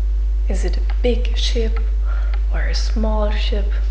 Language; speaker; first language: English; non-native, fluent; German